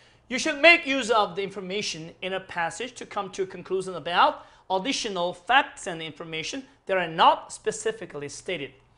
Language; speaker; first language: English; non-native, fluent; Korean